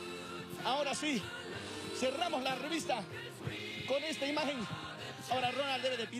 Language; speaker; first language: Spanish; native; Spanish